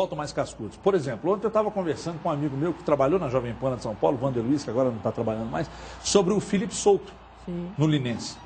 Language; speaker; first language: Portuguese; native; Portuguese